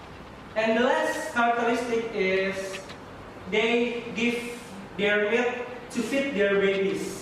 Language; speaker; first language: English; non-native, learner; Indonesian